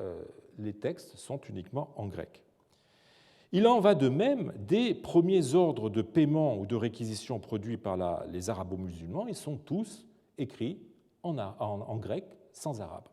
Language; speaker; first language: French; native; French